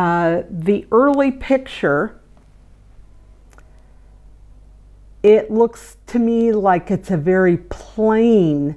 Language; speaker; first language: English; native; English